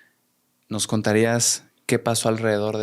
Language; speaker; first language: Spanish; native; Spanish